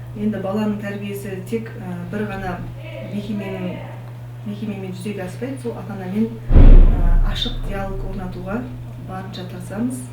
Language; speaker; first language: Kazakh; native; Kazakh